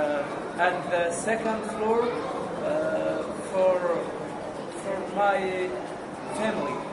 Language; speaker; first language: English; non-native, learner; Arabic